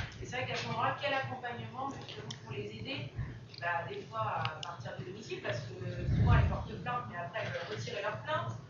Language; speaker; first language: French; native; French